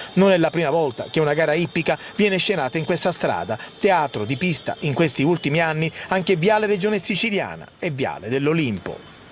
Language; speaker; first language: Italian; native; Italian